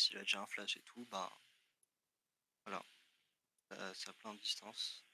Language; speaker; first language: French; native; French